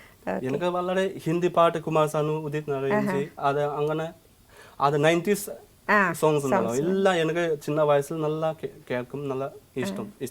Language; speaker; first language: Malayalam; non-native, learner; Assamese